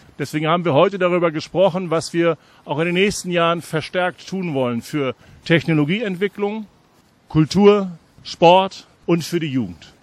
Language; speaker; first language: German; native; German